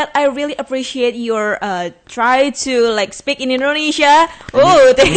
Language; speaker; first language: English; non-native, fluent; Indonesian